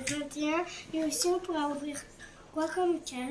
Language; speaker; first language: French; native; French